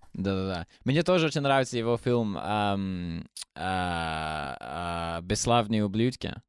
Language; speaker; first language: Russian; non-native, fluent; English